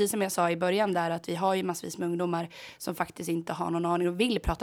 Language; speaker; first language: Swedish; native; Swedish